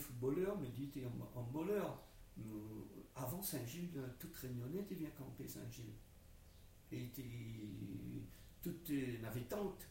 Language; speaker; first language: French; non-native, local second language; Réunion Creole French